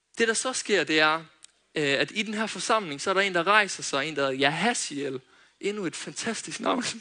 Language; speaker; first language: Danish; native; Danish